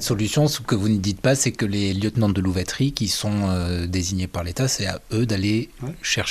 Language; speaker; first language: French; native; French